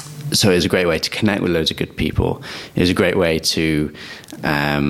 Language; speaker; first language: English; native; English